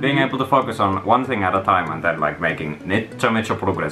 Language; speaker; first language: English; non-native, fluent; Finnish